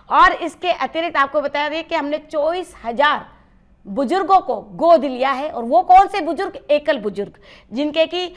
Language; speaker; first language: Hindi; native; Hindi